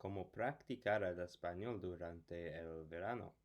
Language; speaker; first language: Spanish; non-native, fluent; English